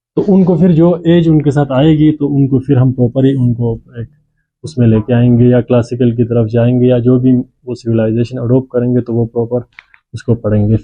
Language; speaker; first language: Urdu; non-native, local second language; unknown